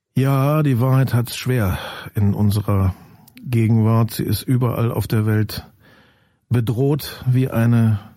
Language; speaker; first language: German; native; German